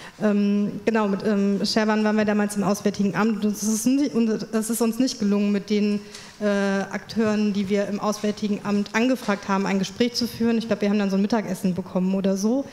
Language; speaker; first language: German; native; German